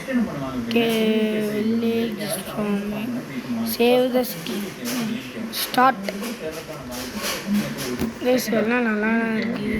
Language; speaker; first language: Tamil; native; Tamil